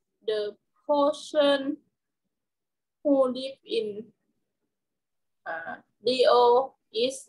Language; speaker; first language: English; non-native, learner; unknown